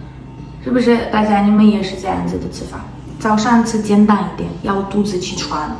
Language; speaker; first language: Chinese; non-native, learner; Ukrainian